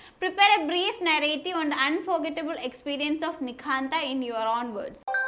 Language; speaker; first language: English; non-native, local second language; Malayalam